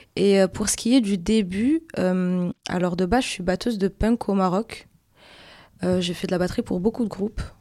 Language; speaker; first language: French; non-native, local second language; Arabic